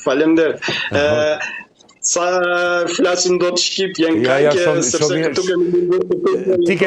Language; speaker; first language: Albanian; early bilingual, heritage; Albanian